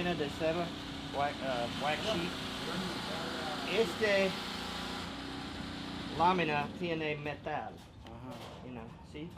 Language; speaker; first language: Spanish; non-native, learner; English